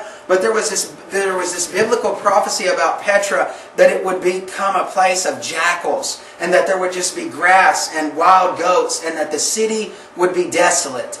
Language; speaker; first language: English; native; English